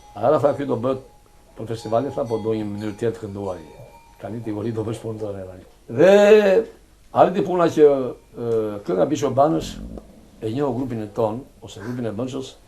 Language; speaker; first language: Albanian; native; Albanian